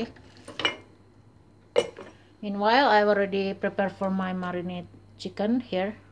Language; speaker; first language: English; non-native, learner; Indonesian